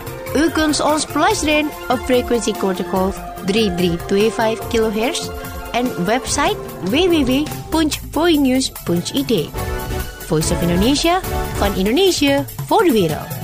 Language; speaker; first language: Dutch; non-native, fluent; Indonesian